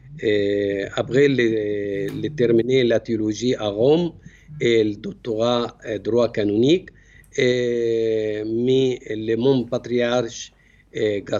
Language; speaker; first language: French; non-native, learner; Arabic